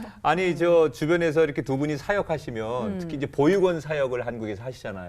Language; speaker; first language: Korean; native; Korean